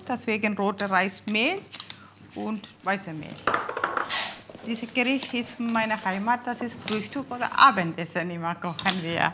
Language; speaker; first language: German; non-native, learner; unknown